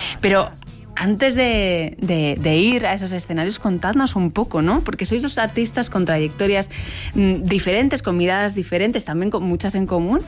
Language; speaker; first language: Spanish; native; Spanish